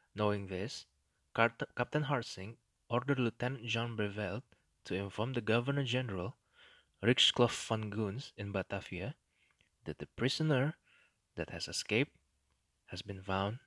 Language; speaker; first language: English; non-native, fluent; Indonesian